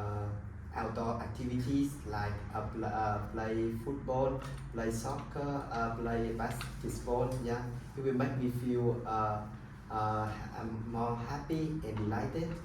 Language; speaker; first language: English; non-native, learner; Vietnamese